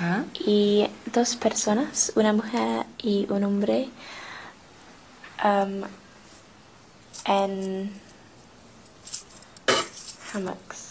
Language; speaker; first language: Spanish; non-native, learner; English